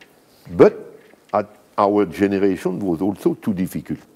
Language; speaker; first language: English; non-native, learner; French